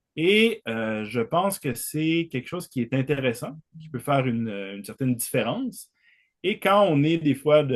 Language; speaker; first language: French; native; French